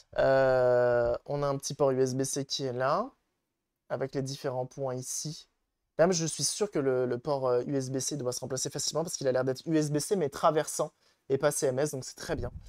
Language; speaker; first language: French; native; French